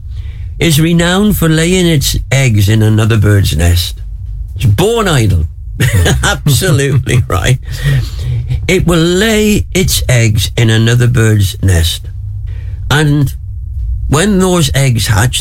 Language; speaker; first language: English; native; English